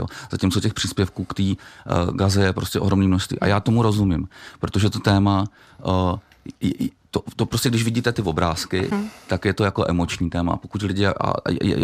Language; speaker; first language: Czech; native; Czech